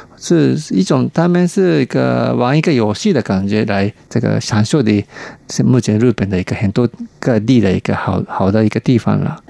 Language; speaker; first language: Chinese; non-native, fluent; Japanese